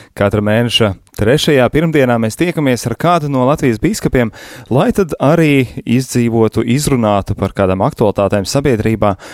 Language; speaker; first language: Latvian; native; Latvian